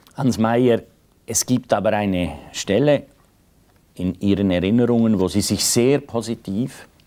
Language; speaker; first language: German; native; German